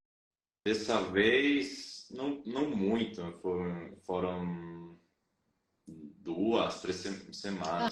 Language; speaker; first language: Portuguese; non-native, fluent; Spanish